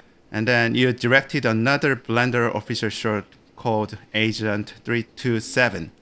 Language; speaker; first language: English; non-native, fluent; Korean